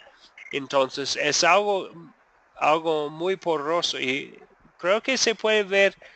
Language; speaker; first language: Spanish; non-native, fluent; English